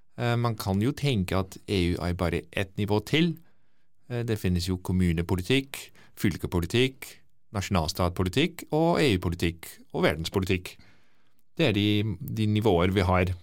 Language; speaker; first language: Norwegian; non-native, fluent; Dutch